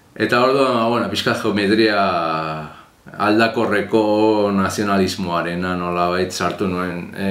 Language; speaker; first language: Basque; non-native, local second language; Spanish